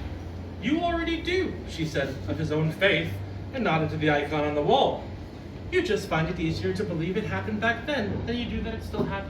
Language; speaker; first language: English; native; English